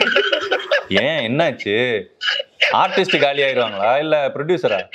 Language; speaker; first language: Tamil; native; Tamil